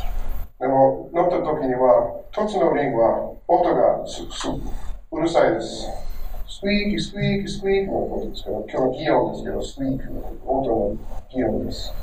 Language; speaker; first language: Japanese; non-native, learner; English